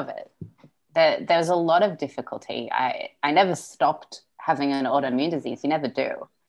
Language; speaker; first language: English; non-native, local second language; Russian